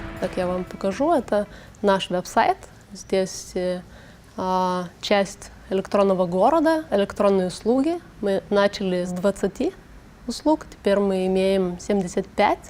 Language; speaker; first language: Russian; non-native, learner; Lithuanian